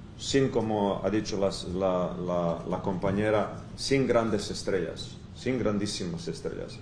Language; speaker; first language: Spanish; non-native, fluent; Croatian